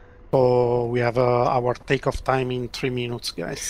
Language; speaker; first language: English; non-native, fluent; Italian